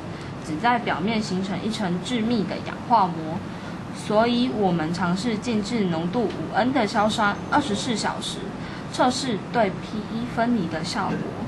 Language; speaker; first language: Chinese; native; Chinese